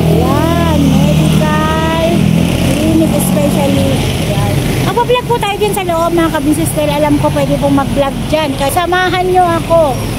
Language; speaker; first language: Filipino; native; Filipino